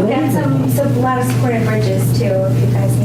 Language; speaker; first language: English; native; English